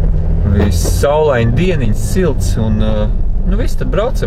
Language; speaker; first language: Latvian; native; Latvian